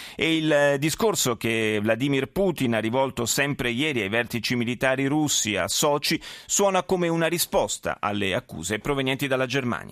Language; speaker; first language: Italian; native; Italian